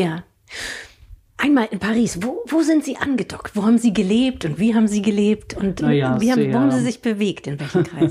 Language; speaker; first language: German; native; German